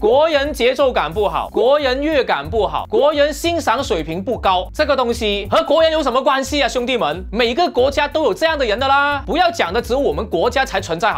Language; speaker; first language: Chinese; non-native, local second language; Cantonese